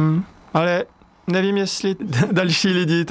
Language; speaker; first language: Czech; non-native, fluent; French